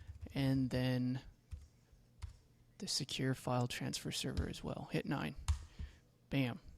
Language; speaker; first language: English; native; English